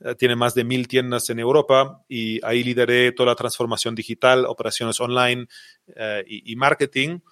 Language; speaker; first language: Spanish; non-native, fluent; German